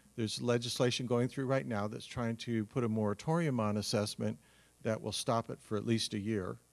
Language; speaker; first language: English; native; English